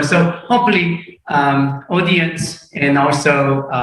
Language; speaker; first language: English; non-native, fluent; Korean